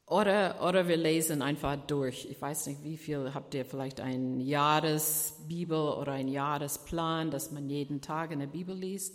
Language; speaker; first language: German; non-native, fluent; English